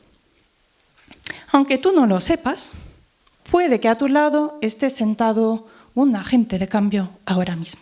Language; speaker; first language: Spanish; non-native, fluent; Norwegian